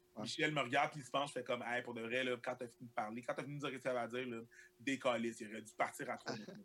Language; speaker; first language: French; early bilingual, other home language; Haitian Creole